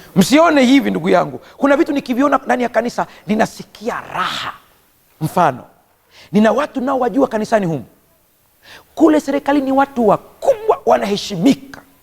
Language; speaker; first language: Swahili; native; Swahili